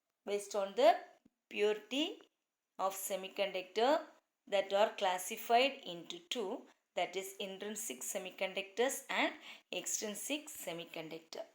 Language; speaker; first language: English; non-native, local second language; Tamil